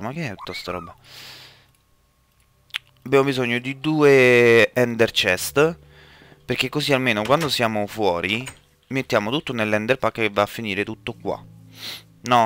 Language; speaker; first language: Italian; native; Italian